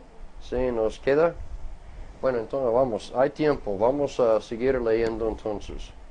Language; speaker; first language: Spanish; non-native, fluent; English